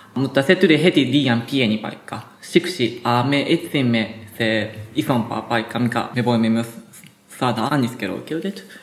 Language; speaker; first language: Finnish; non-native, learner; Japanese